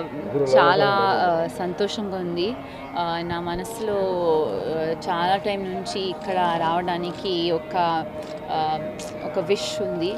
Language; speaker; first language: Telugu; non-native, learner; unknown